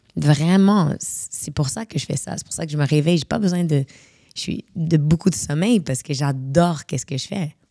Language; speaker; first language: French; native; French